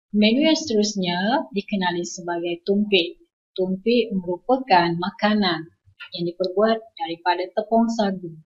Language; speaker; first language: Malay; non-native, local second language; Iban